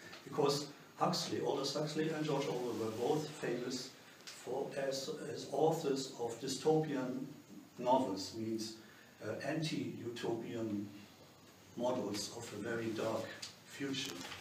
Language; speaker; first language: English; non-native, fluent; German